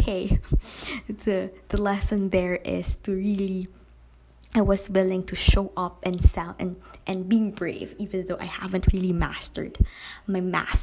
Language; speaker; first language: English; non-native, local second language; Kinaray-a